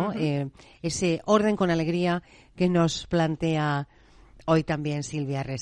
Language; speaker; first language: Spanish; native; Spanish